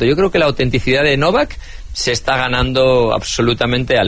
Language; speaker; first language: Spanish; native; Spanish